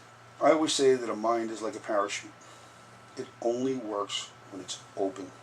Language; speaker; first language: English; native; English